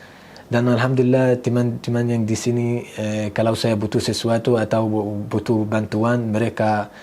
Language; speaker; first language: Indonesian; non-native, learner; Arabic